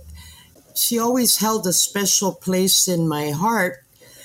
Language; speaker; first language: English; native; English